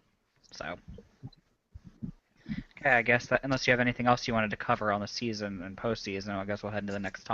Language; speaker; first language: English; native; English